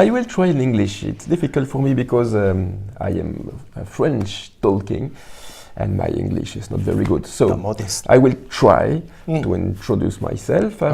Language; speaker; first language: English; non-native, learner; French